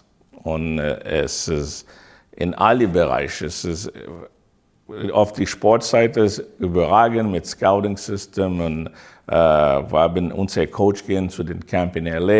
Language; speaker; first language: German; non-native, fluent; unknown